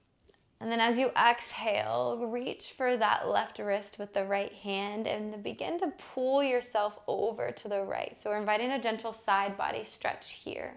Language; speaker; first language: English; native; English